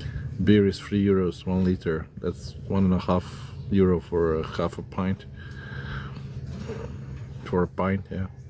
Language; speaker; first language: English; non-native, fluent; Slovenian